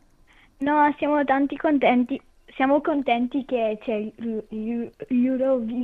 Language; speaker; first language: Italian; early bilingual, heritage; Italian